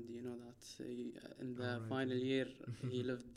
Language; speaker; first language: English; non-native, fluent; Arabic